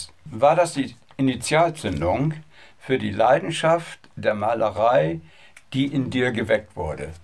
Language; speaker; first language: German; native; German